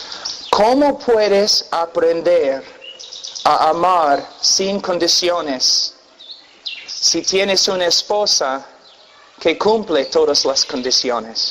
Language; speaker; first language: Spanish; non-native, fluent; English